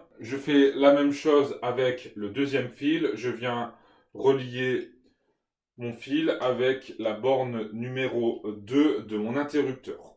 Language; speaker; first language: French; native; French